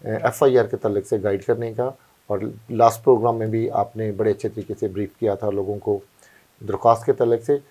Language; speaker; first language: Urdu; non-native, local second language; Punjabi